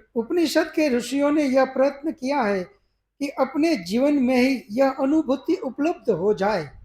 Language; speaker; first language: Hindi; non-native, local second language; Gujarati